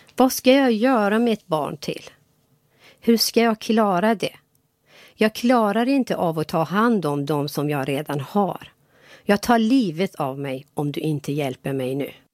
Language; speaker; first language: Swedish; non-native, fluent; Persian